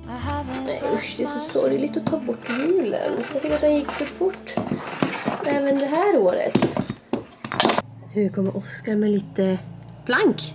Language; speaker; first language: Swedish; native; Swedish